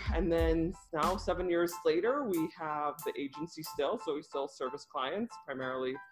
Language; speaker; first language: English; early bilingual, other home language; Russian